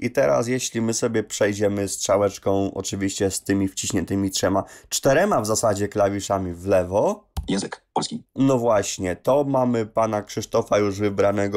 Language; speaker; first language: Polish; native; Polish